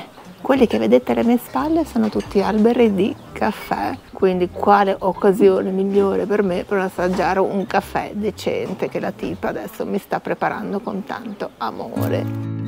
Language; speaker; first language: Italian; native; Italian